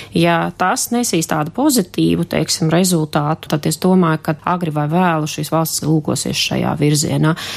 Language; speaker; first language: Latvian; non-native, local second language; Russian